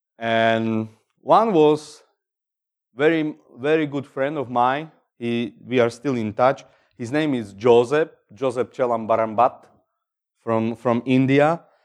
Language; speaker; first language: English; non-native, fluent; Slovak